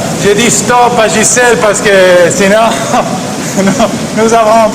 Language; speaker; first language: French; non-native, learner; Spanish